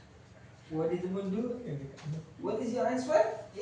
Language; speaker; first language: English; non-native, learner; Indonesian